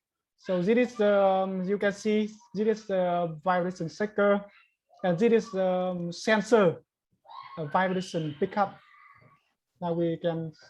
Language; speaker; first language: English; non-native, learner; Vietnamese